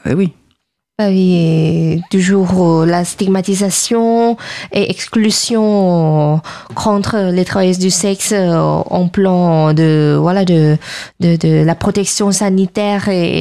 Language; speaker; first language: French; non-native, fluent; Thai